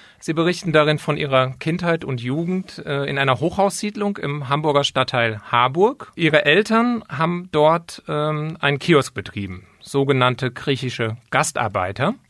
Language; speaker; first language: German; native; German